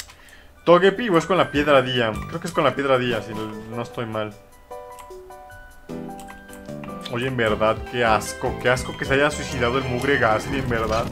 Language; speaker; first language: Spanish; native; Spanish